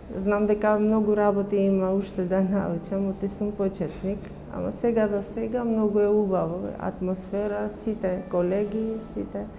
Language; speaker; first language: Macedonian; non-native, fluent; Armenian